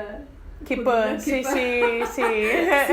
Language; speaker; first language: Spanish; non-native, learner; English